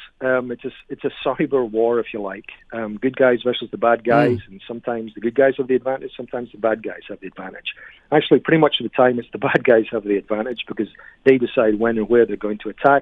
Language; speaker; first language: English; native; English